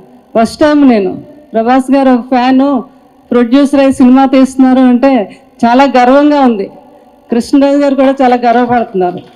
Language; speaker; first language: Telugu; native; Telugu